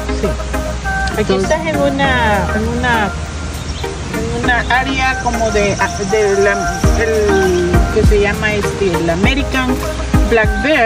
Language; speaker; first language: Spanish; non-native, learner; English